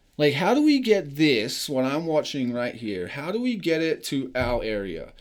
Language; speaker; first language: English; native; English